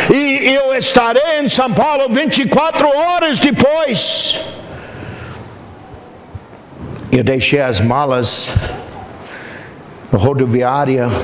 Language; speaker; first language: Portuguese; non-native, fluent; English